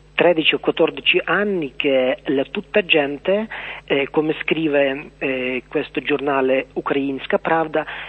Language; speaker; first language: Italian; non-native, learner; Ukrainian